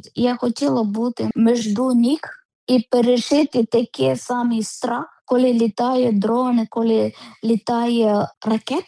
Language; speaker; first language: Ukrainian; non-native, learner; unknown